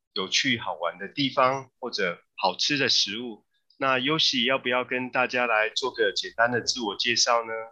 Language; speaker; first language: Chinese; native; Chinese